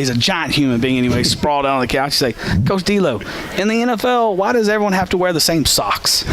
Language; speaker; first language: English; native; English